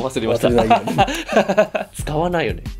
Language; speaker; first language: Japanese; non-native, learner; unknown